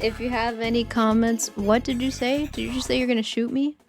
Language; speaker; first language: English; native; English